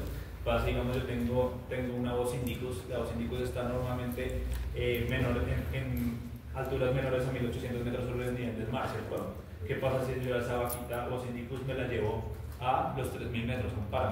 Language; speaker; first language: Spanish; native; Spanish